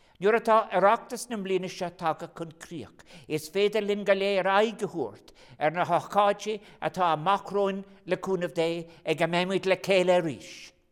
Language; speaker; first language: Irish; non-native, local second language; English